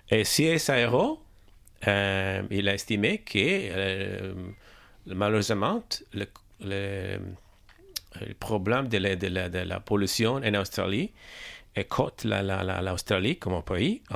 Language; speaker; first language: French; non-native, learner; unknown